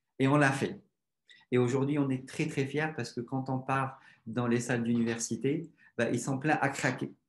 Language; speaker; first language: French; non-native, local second language; Arabic